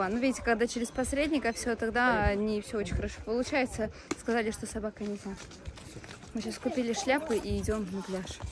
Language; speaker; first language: Russian; native; Russian